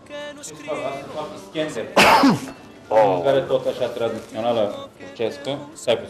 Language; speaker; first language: Romanian; non-native, learner; Turkish